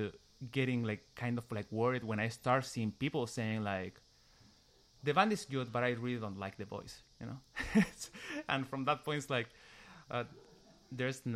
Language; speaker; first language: English; non-native, fluent; Spanish